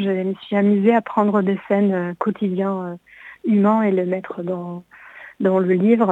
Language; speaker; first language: French; non-native, fluent; Hebrew